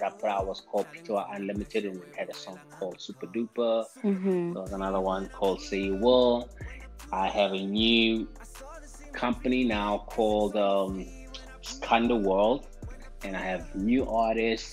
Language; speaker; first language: English; non-native, local second language; Zulu